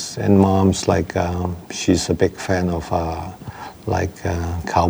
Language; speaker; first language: English; non-native, local second language; Wu Chinese